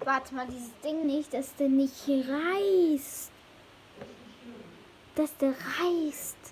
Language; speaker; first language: German; early bilingual, heritage; German